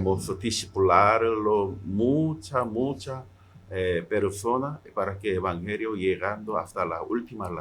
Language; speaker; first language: Spanish; non-native, learner; Korean